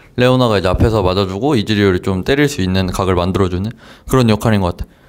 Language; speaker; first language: Korean; native; Korean